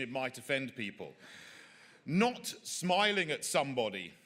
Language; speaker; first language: English; native; English